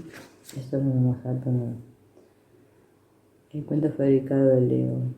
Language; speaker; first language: Spanish; native; Spanish